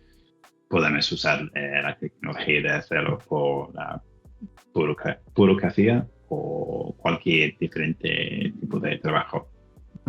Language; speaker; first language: Spanish; non-native, learner; English